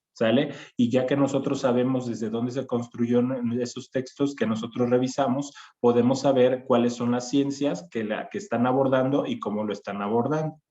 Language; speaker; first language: Spanish; native; Spanish